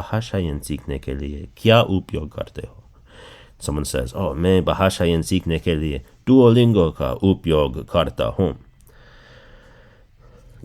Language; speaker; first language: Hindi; non-native, learner; English